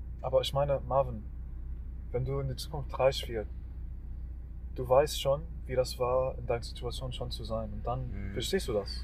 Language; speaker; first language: German; non-native, learner; Arabic